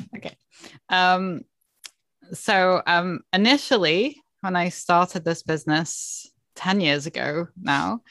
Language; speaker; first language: English; native; English